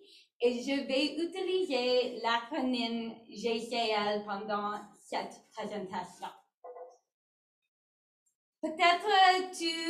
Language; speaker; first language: French; non-native, learner; English